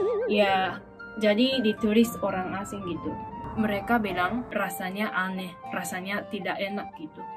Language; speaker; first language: Indonesian; non-native, fluent; Japanese